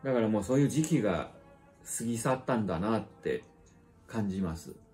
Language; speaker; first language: Japanese; non-native, fluent; Chinese